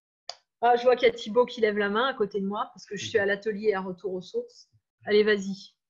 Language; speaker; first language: French; native; French